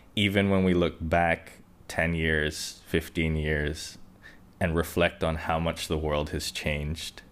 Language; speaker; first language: English; non-native, local second language; Japanese